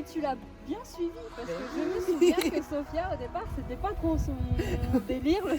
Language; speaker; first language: French; native; French